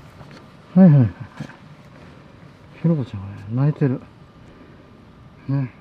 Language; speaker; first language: Japanese; native; Japanese